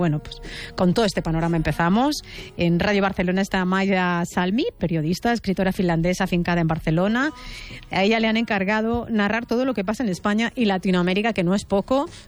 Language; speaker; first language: Spanish; native; Spanish